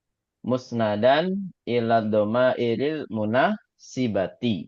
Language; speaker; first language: Arabic; non-native, fluent; Indonesian